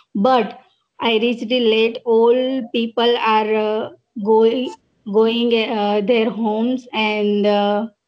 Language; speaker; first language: English; non-native, local second language; Gujarati